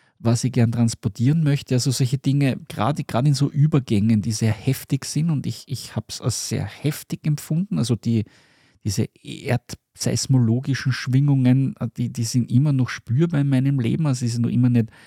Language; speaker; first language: German; native; German